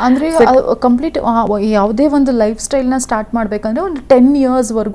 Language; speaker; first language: Kannada; native; Kannada